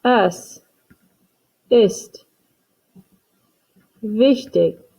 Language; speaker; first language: German; non-native, fluent; English